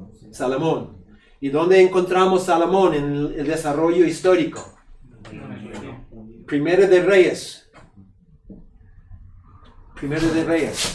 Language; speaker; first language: Spanish; non-native, fluent; English